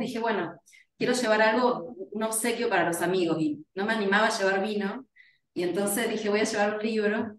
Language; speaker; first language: Spanish; native; Spanish